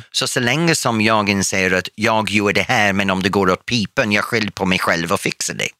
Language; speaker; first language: Swedish; non-native, fluent; English